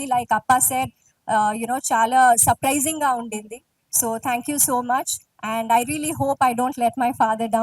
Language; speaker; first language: Telugu; non-native, local second language; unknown